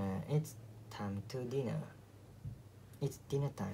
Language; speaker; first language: English; non-native, learner; Japanese